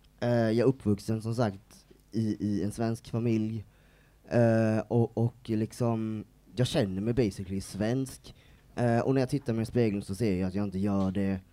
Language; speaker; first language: Swedish; native; Swedish